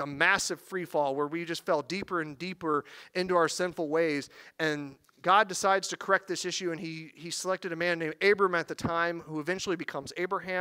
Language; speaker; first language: English; native; English